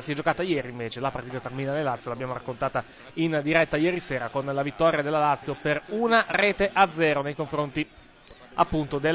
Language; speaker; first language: Italian; native; Italian